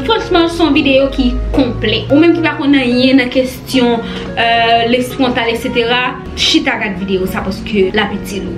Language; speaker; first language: French; non-native, local second language; Haitian Creole